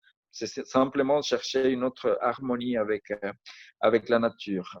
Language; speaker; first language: French; non-native, fluent; Spanish